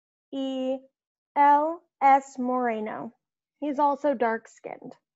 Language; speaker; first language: English; native; English